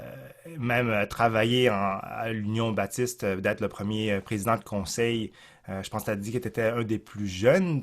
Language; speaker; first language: French; native; French